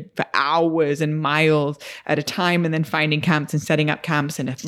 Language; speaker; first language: English; native; English